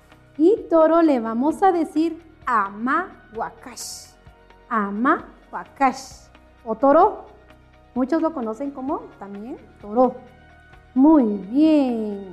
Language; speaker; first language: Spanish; non-native, local second language; Kʼicheʼ